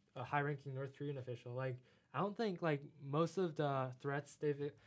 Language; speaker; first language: English; non-native, fluent; Chinese